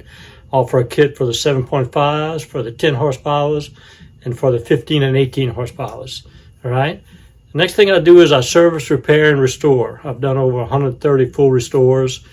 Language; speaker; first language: English; native; English